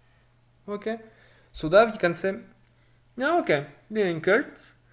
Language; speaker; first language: Norwegian; non-native, fluent; French